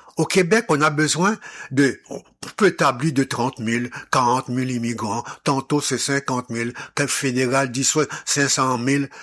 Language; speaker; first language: French; non-native, local second language; Haitian Creole